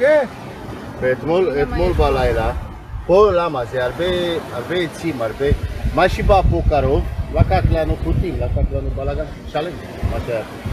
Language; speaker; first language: Hebrew; non-native, learner; Romanian